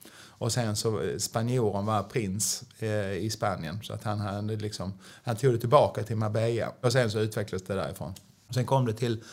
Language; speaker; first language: Swedish; native; Swedish